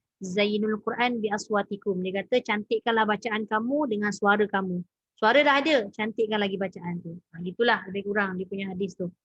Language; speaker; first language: Malay; native; Malay